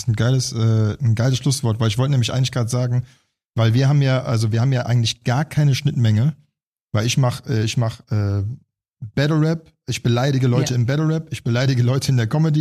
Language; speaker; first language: German; native; German